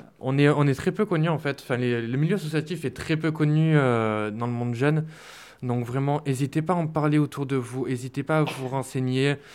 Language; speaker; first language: French; native; French